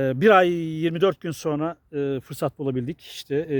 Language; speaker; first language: Turkish; native; Turkish